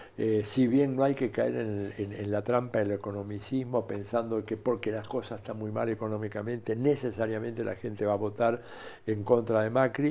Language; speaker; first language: Spanish; native; Spanish